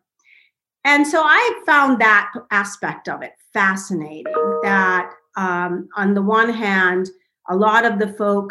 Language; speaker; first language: English; non-native, local second language; Bangla